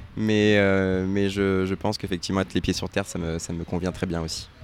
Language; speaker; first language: French; native; French